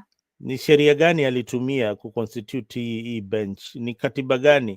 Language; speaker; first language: Swahili; non-native, local second language; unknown